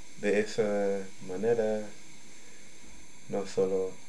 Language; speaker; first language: Spanish; non-native, learner; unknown